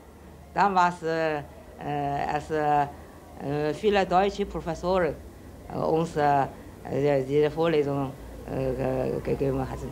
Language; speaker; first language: German; non-native, learner; Chinese